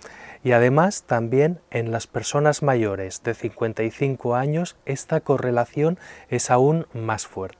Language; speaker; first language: Spanish; native; Spanish